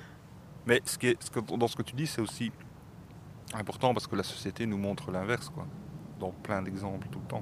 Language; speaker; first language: French; native; French